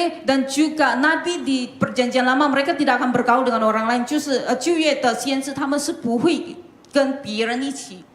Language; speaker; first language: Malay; non-native, local second language; Chinese